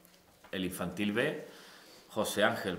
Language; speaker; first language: Spanish; native; Spanish